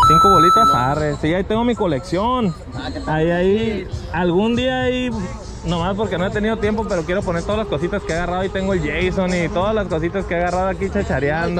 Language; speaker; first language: Spanish; early bilingual, heritage; Spanish